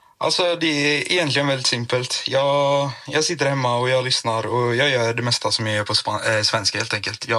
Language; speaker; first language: Swedish; native; Swedish